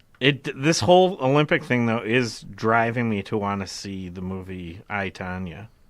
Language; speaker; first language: English; native; English